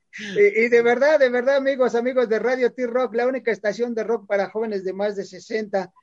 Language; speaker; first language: Spanish; native; Spanish